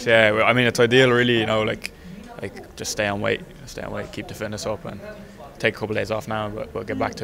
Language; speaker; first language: English; native; English